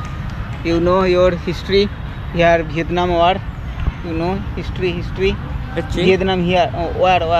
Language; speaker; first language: English; non-native, learner; Bangla